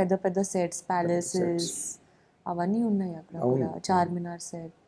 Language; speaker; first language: Telugu; non-native, learner; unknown